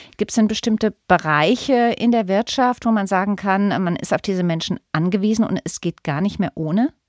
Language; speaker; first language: German; native; German